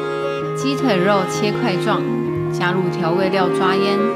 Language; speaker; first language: Chinese; native; Chinese